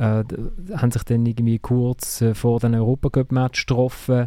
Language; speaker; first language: German; native; German